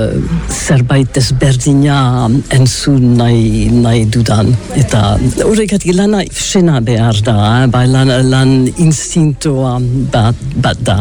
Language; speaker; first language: Basque; non-native, learner; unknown